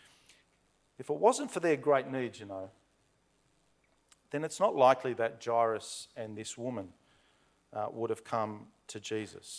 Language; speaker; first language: English; native; English